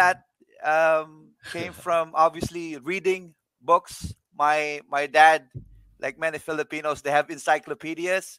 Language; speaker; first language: English; non-native, local second language; Filipino